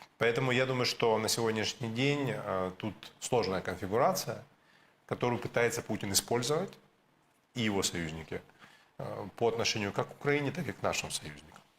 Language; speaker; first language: Russian; native; Russian